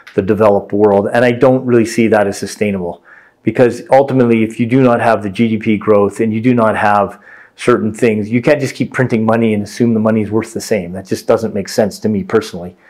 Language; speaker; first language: English; native; English